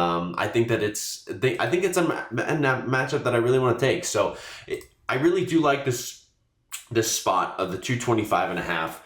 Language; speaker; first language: English; native; English